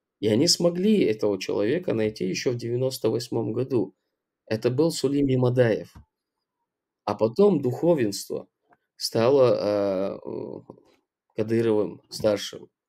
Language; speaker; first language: Russian; non-native, local second language; Chechen